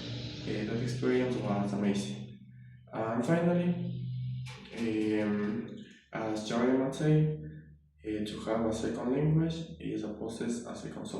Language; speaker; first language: English; non-native, learner; Spanish